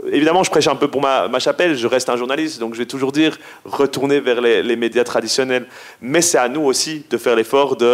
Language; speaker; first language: French; native; French